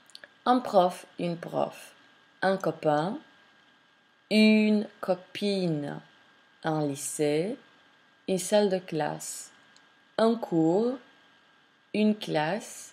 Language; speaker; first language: French; non-native, fluent; English